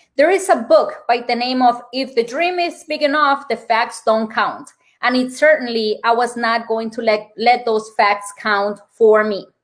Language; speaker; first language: English; non-native, fluent; Spanish